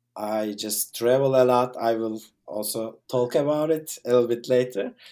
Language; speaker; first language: English; non-native, fluent; Turkish